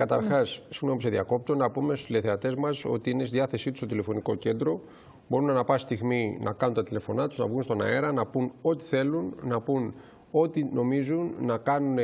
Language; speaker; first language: Greek; native; Greek